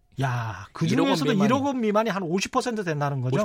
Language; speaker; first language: Korean; native; Korean